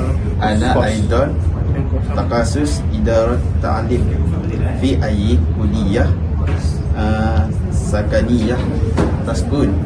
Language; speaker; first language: Arabic; non-native, learner; Malay